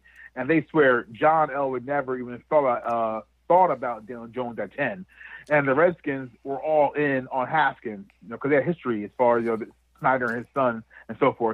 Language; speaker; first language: English; native; English